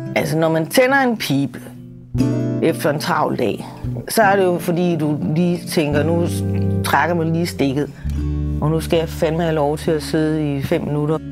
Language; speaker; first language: Danish; native; Danish